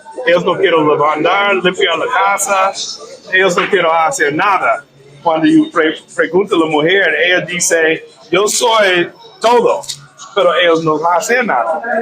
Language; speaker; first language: Spanish; non-native, learner; English